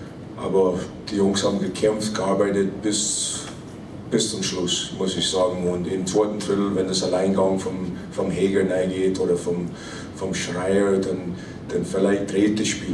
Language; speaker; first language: German; non-native, fluent; English